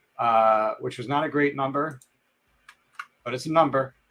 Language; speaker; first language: English; native; English